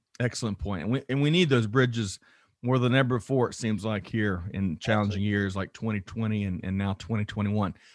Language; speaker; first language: English; native; English